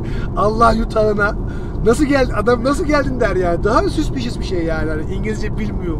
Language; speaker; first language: Turkish; native; Turkish